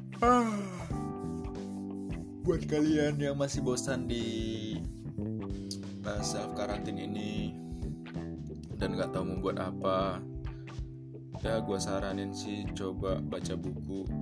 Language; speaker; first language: Indonesian; native; Indonesian